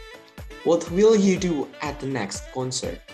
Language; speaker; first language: English; non-native, learner; Indonesian